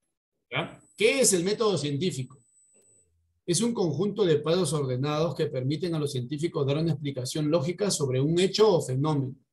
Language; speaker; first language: Spanish; native; Spanish